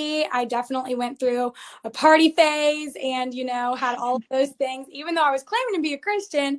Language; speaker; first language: English; native; English